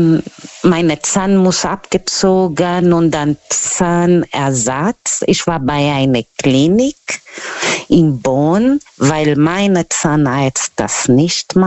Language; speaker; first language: German; non-native, fluent; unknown